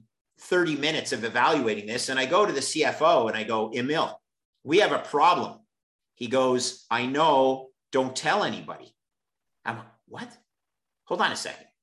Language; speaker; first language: English; native; English